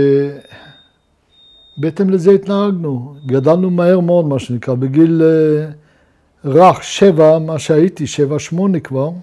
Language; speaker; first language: Hebrew; non-native, fluent; Luxembourgish